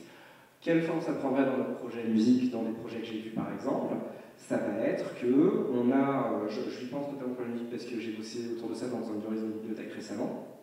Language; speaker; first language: French; native; French